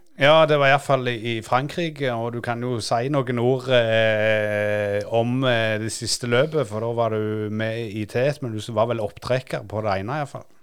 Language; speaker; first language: Norwegian; native; Norwegian